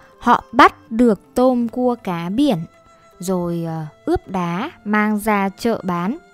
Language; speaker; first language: Vietnamese; native; Vietnamese